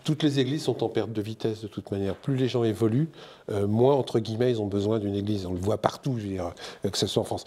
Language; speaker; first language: French; native; French